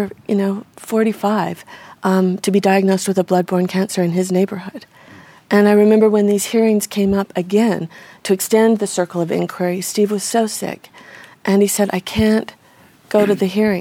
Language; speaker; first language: English; native; English